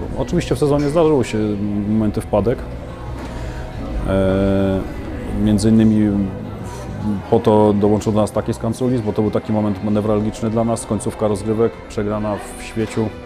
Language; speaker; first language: Polish; native; Polish